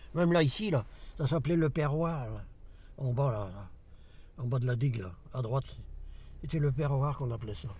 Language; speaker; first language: French; native; French